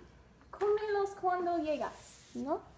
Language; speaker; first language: Spanish; non-native, learner; English